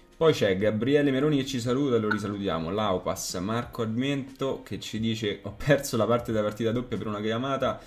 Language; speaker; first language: Italian; native; Italian